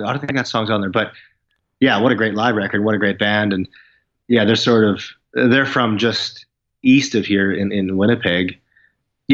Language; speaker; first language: English; native; English